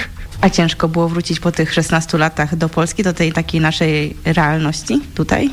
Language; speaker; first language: Polish; native; Polish